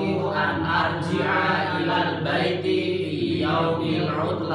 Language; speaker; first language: Arabic; non-native, learner; Indonesian